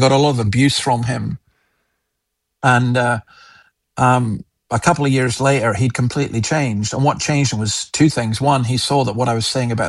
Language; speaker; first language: English; native; English